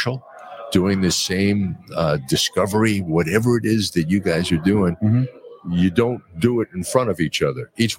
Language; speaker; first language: English; native; English